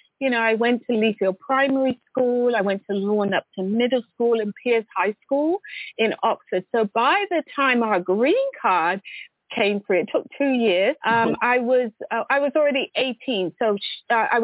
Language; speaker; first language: English; native; English